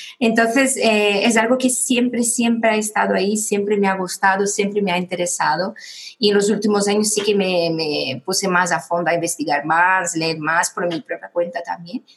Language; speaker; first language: Spanish; non-native, fluent; Portuguese